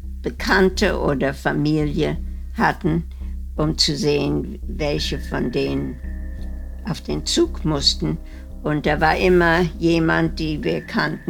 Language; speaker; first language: German; non-native, fluent; Dutch